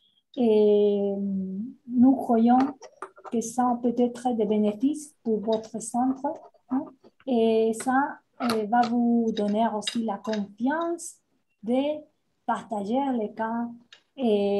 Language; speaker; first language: French; non-native, fluent; Spanish